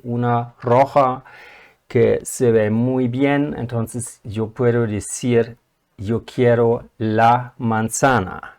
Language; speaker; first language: Spanish; non-native, fluent; German